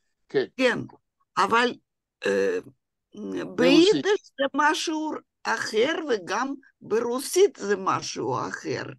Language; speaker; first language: Hebrew; non-native, fluent; Russian